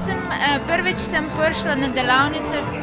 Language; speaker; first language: Slovenian; non-native, learner; Belarusian